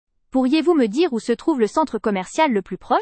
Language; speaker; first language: French; native; French